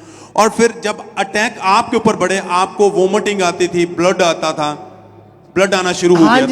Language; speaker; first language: Hindi; native; Hindi